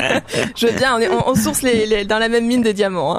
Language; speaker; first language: French; native; French